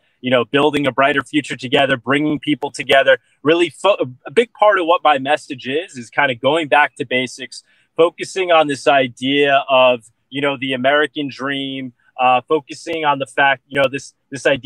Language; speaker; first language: English; native; English